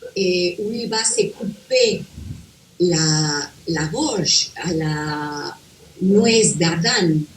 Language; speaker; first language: French; non-native, fluent; Spanish